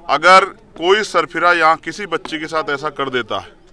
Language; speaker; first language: Hindi; native; Hindi